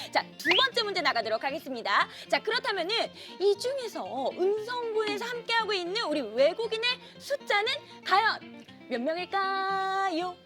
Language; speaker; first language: Korean; native; Korean